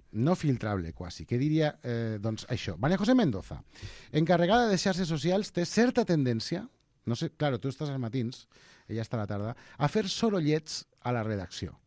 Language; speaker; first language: Catalan; native; Catalan